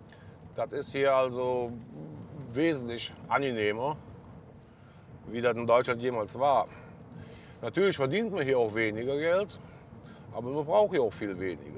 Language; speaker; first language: German; native; German